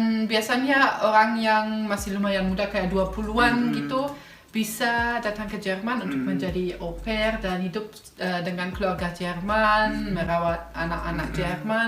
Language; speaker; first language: Indonesian; non-native, fluent; German